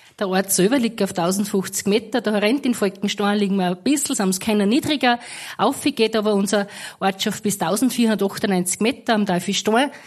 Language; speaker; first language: German; native; German